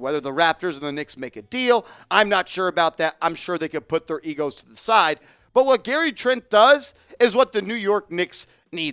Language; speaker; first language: English; native; English